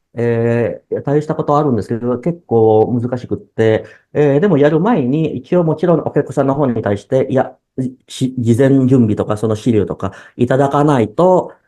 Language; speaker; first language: Japanese; non-native, fluent; Indonesian